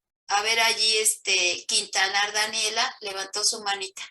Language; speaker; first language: Spanish; native; Spanish